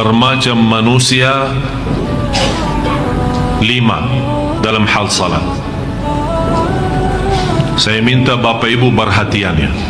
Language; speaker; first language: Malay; non-native, fluent; Arabic